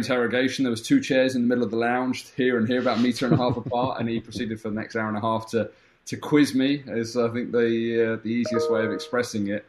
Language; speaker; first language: English; native; English